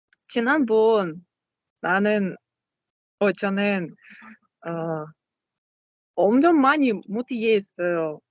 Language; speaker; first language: Korean; non-native, learner; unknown